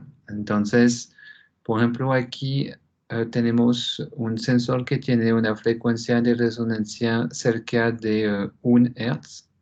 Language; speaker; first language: Spanish; non-native, fluent; French